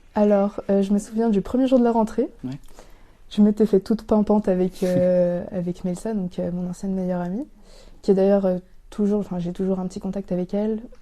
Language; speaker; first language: French; native; French